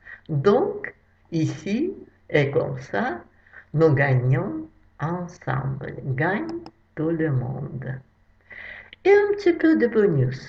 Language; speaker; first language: French; non-native, fluent; Russian